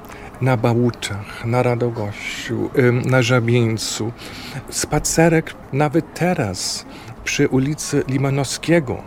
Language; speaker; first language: Polish; non-native, fluent; German